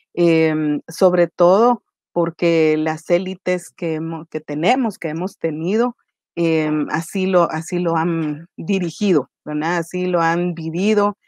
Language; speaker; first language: Spanish; native; Spanish